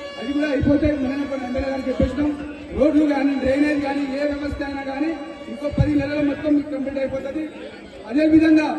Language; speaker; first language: Telugu; non-native, local second language; Lambadi